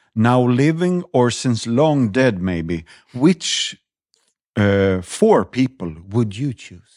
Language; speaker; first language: English; non-native, fluent; Swedish